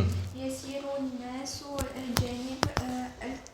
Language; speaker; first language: Arabic; non-native, learner; Uzbek